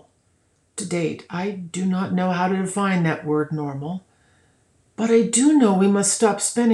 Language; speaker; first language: English; native; English